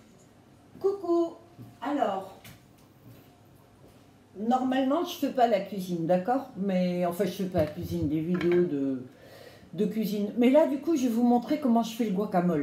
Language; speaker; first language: French; native; French